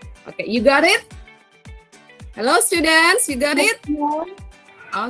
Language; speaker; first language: English; non-native, learner; Indonesian